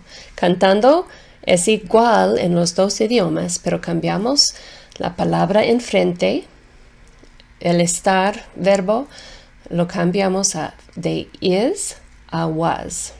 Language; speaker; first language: Spanish; non-native, fluent; English